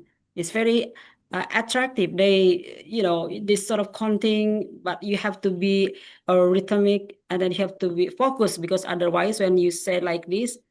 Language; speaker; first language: English; non-native, fluent; Indonesian